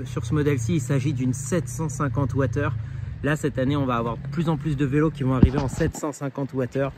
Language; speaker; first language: French; native; French